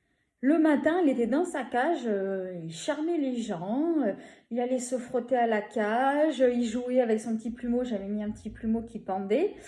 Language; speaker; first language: French; native; French